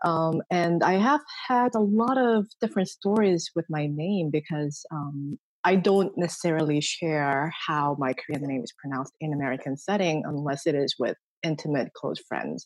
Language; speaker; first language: English; non-native, fluent; Korean